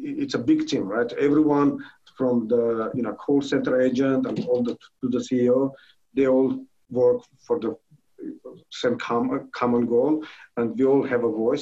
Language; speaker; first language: English; non-native, fluent; Armenian